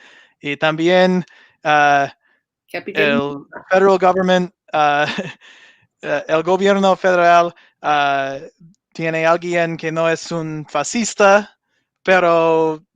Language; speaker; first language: Spanish; non-native, learner; English